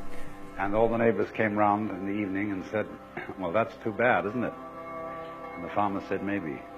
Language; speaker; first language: English; native; English